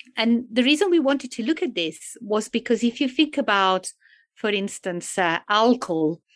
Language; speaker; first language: English; non-native, fluent; Italian